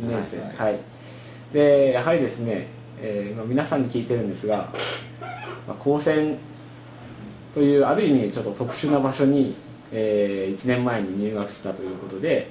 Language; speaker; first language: Japanese; native; Japanese